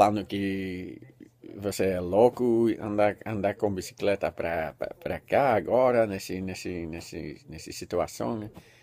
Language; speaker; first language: Portuguese; non-native, learner; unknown